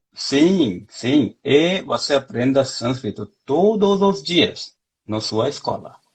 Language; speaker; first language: Portuguese; non-native, fluent; Hindi